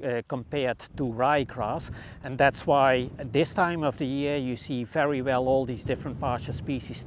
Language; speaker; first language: English; non-native, fluent; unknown